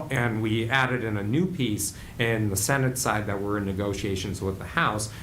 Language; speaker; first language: English; native; English